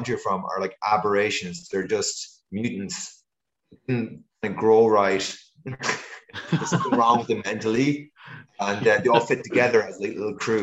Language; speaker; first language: English; native; English